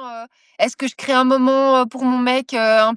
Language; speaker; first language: French; native; French